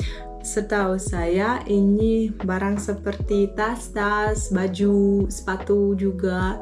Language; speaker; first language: Indonesian; non-native, fluent; Russian